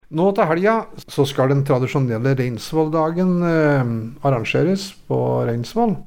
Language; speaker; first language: Norwegian; native; Norwegian